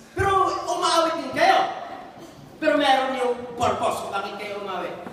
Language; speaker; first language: Filipino; non-native, local second language; Cebuano